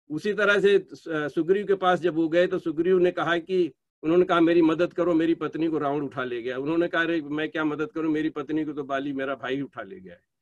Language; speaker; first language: Hindi; native; Hindi